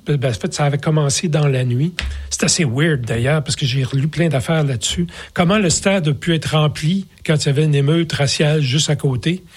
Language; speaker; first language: French; native; French